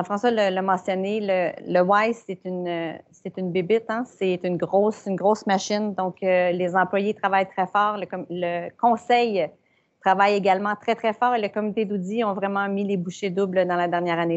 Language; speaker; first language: French; native; French